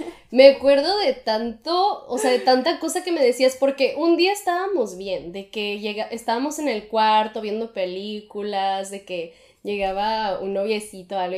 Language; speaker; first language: Spanish; early bilingual, heritage; Spanish